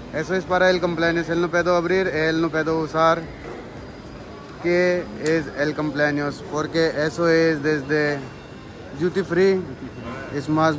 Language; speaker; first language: Spanish; non-native, learner; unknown